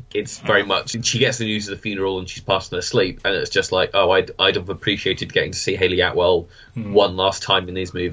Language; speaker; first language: English; native; English